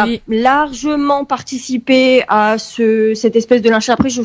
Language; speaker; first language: French; early bilingual, heritage; French